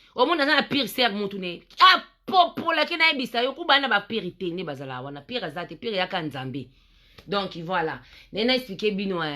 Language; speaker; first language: Lingala; native; Lingala